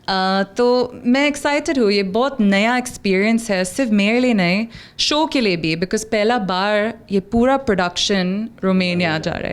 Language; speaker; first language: Hindi; non-native, local second language; English